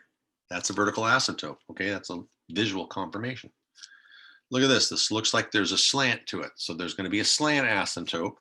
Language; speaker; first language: English; native; English